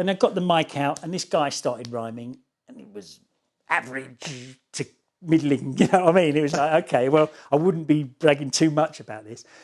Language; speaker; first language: English; native; English